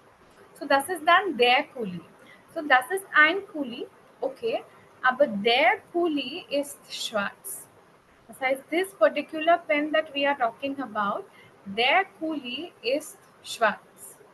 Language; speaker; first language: German; non-native, fluent; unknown